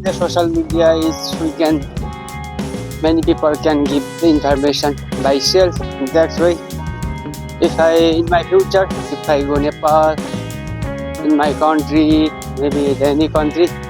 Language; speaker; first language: English; non-native, learner; Nepali